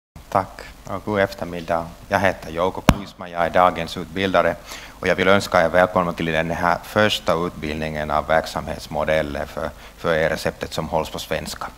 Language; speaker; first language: Swedish; non-native, local second language; Finnish